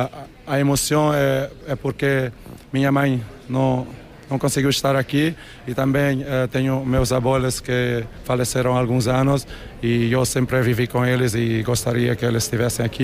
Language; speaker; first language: Portuguese; non-native, local second language; Kabuverdianu